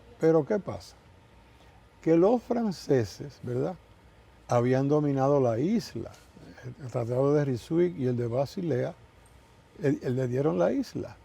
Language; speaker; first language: Spanish; native; Spanish